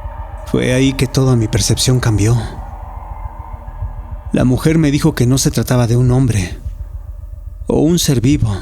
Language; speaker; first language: Spanish; native; Spanish